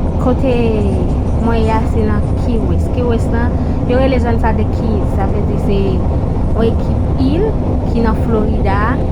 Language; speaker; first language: French; non-native, local second language; Haitian Creole